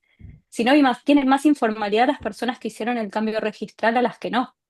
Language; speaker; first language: Spanish; native; Spanish